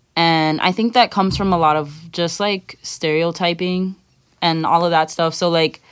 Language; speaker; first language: English; native; English